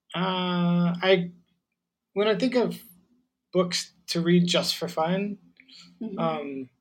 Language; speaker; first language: English; native; English